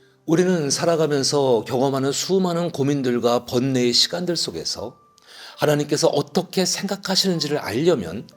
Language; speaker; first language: Korean; native; Korean